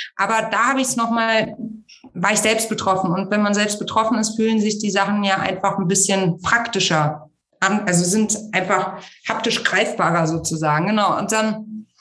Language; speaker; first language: German; native; German